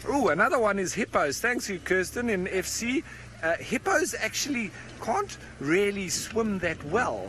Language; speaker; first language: English; native; English